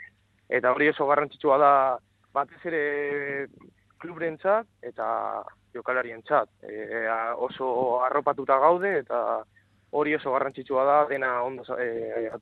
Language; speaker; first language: Basque; non-native, local second language; Spanish